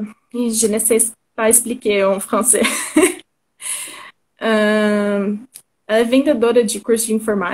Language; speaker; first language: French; non-native, learner; Portuguese